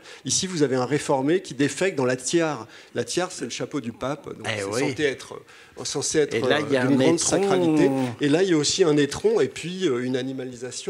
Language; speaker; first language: French; native; French